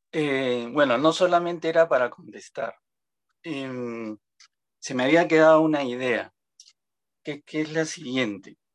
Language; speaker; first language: Spanish; native; Spanish